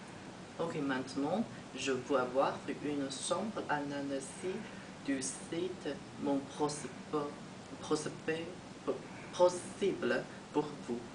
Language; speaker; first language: French; non-native, learner; Chinese